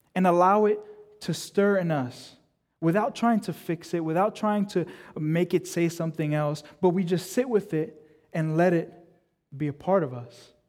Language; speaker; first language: English; native; English